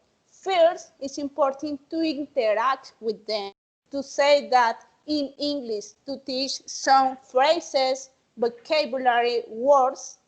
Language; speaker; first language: English; non-native, learner; Spanish